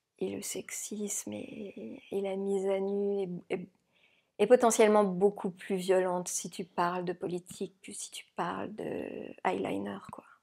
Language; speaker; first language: French; native; French